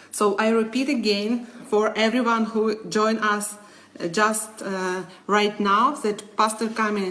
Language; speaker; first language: English; non-native, learner; Ukrainian